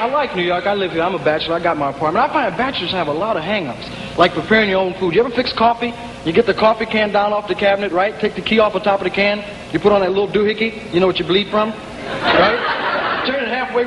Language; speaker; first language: English; native; English